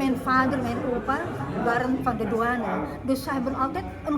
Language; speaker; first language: Dutch; early bilingual, heritage; Indonesian